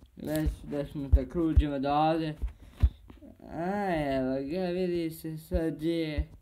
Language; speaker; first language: Bosnian; early bilingual, heritage; Bosnian